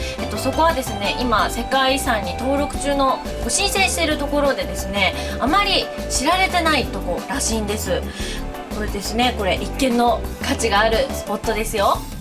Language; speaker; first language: Japanese; native; Japanese